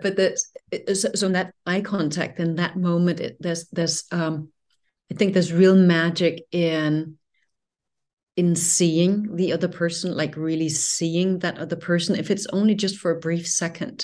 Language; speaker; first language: English; non-native, fluent; Danish